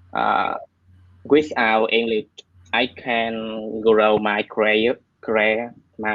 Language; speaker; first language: English; non-native, learner; Vietnamese